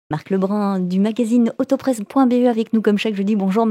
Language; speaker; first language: French; native; French